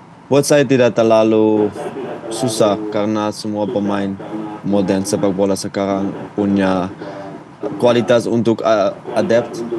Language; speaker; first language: Indonesian; non-native, fluent; Dutch